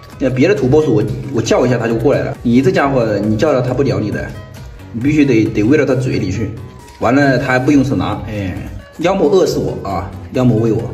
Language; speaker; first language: Chinese; native; Chinese